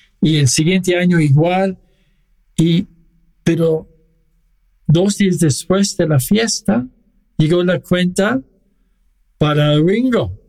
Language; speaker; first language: Spanish; non-native, fluent; English